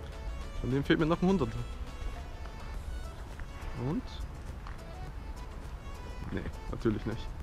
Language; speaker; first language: German; native; German